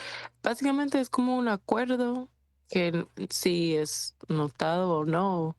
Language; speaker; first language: Spanish; non-native, fluent; English